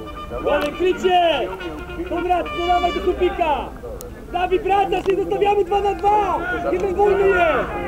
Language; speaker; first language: Polish; native; Polish